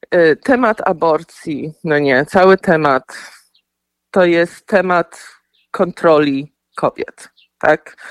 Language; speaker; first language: Polish; early bilingual, heritage; Polish